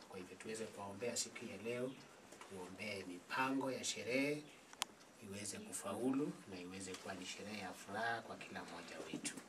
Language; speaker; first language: Swahili; non-native, local second language; Kalenjin